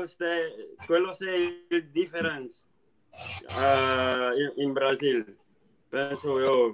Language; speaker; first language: Italian; non-native, learner; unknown